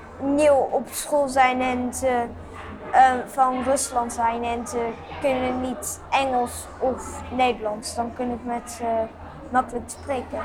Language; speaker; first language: Dutch; early bilingual, other home language; English